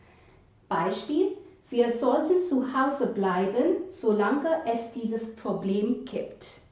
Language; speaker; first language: German; non-native, fluent; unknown